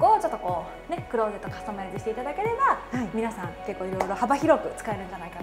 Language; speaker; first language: Japanese; native; Japanese